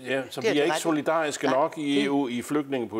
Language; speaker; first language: Danish; native; Danish